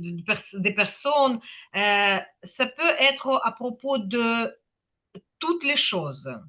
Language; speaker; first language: French; non-native, fluent; Ukrainian